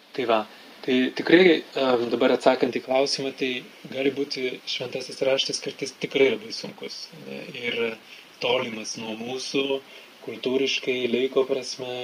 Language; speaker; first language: Lithuanian; non-native, fluent; French